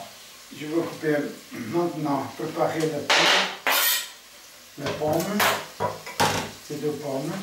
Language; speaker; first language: French; non-native, learner; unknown